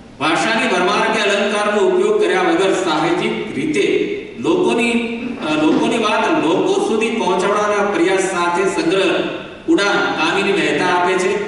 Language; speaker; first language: Gujarati; native; Gujarati